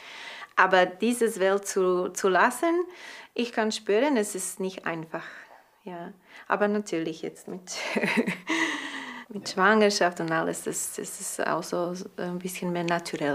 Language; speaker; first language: German; non-native, learner; Slovak